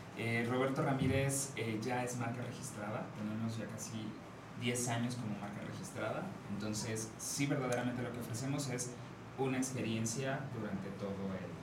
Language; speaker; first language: Spanish; native; Spanish